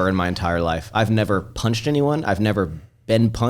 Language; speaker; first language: English; native; English